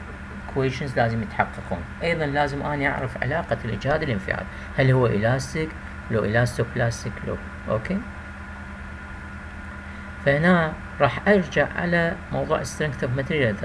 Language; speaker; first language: Arabic; native; Arabic